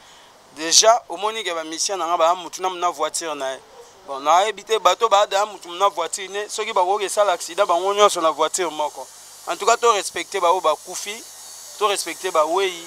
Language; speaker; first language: French; non-native, local second language; Lingala